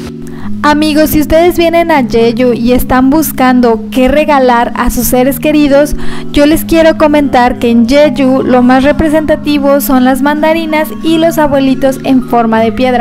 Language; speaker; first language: Spanish; native; Spanish